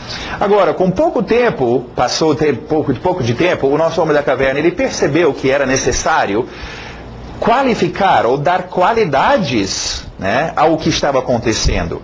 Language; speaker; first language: Portuguese; native; Portuguese